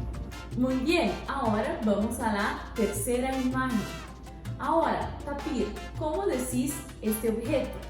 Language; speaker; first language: Spanish; non-native, fluent; Portuguese